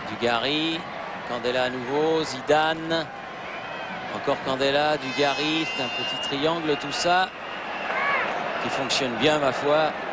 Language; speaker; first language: French; native; French